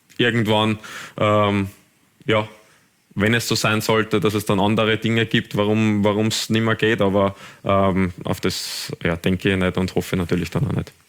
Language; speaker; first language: German; native; German